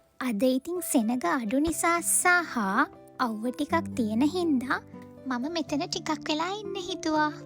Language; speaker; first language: Sinhala; native; Sinhala